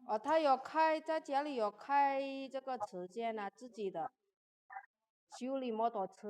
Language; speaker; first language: Chinese; non-native, fluent; Indonesian